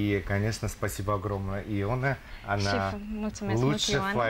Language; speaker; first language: Russian; non-native, fluent; Romanian